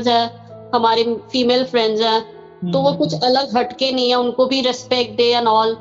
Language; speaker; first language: Hindi; native; Hindi